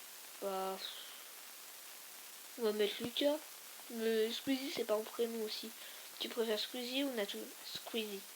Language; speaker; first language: French; native; French